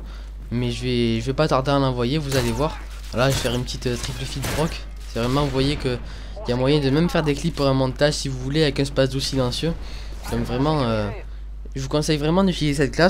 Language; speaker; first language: French; native; French